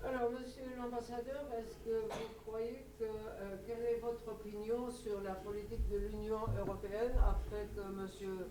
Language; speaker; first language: French; non-native, local second language; Luxembourgish